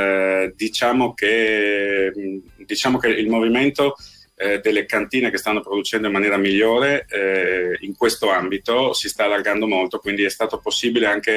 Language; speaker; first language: Italian; native; Italian